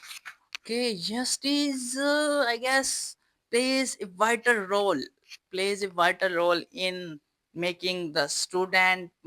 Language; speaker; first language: English; non-native, fluent; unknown